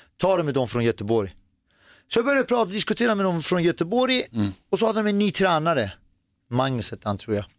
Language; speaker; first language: Swedish; early bilingual, other home language; Persian